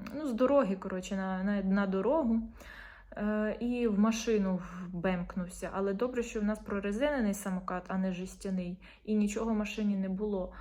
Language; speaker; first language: Ukrainian; native; Ukrainian